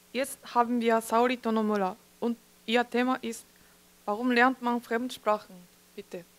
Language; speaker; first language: German; non-native, fluent; Japanese